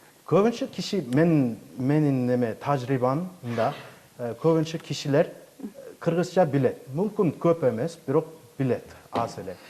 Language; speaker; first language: Kyrgyz; non-native, learner; English